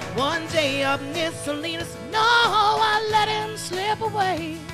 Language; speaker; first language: English; native; English